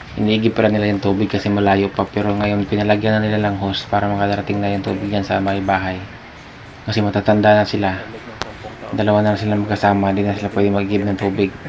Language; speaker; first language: Filipino; non-native, local second language; Cebuano